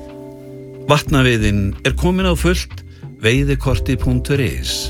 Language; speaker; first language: Icelandic; native; Icelandic